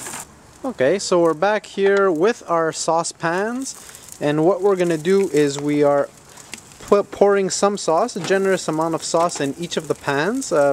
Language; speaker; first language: English; native; English